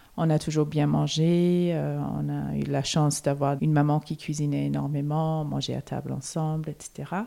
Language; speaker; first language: French; non-native, fluent; English